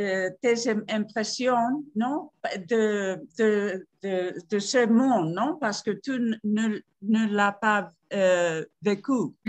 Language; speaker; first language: French; non-native, fluent; Spanish